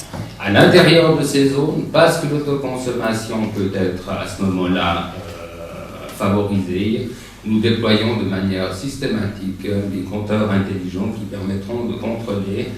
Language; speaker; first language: French; native; French